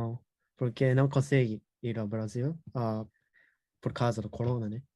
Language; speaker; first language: Portuguese; non-native, learner; Japanese